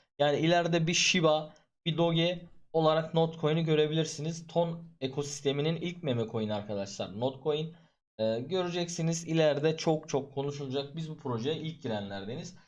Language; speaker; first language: Turkish; native; Turkish